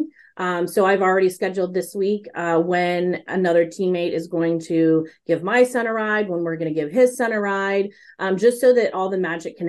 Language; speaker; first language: English; native; English